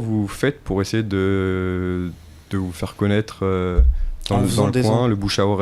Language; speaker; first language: French; native; French